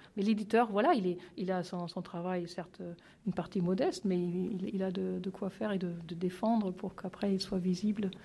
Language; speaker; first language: French; non-native, fluent; German